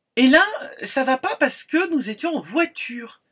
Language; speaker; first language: French; native; French